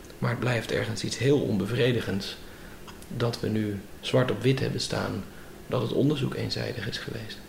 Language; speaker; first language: Dutch; native; Dutch